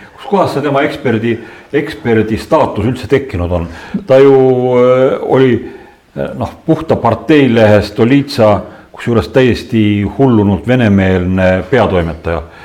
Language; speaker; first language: Estonian; native; Estonian